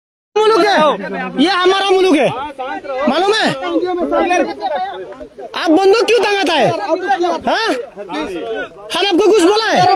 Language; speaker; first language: Hindi; non-native, learner; Bangla